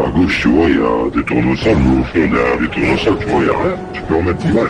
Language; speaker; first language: French; native; French